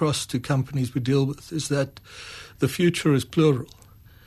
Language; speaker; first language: English; native; English